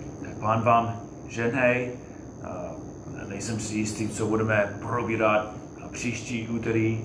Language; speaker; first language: Czech; non-native, fluent; English